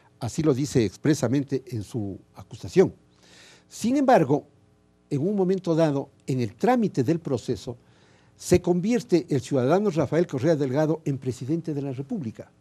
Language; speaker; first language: Spanish; native; Spanish